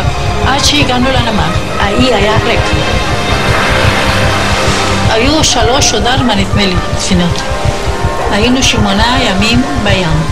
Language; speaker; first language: Hebrew; non-native, fluent; Ladino